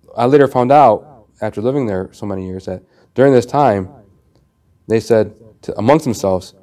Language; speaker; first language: English; native; English